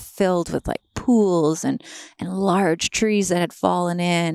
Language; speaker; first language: English; native; English